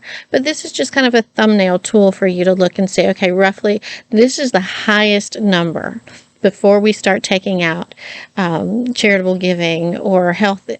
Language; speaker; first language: English; native; English